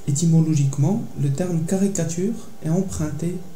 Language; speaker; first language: French; non-native, local second language; Arabic